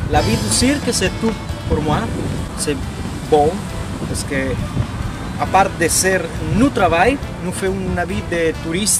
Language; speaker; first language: French; non-native, learner; Spanish